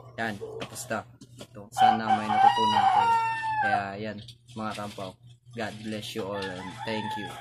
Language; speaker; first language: Filipino; non-native, local second language; Cebuano